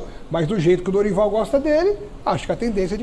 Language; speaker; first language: Portuguese; native; Portuguese